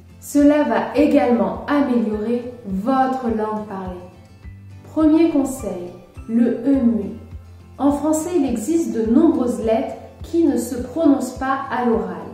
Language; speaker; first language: French; native; French